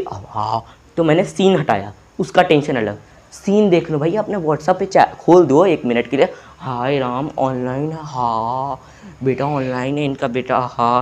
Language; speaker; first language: Hindi; native; Hindi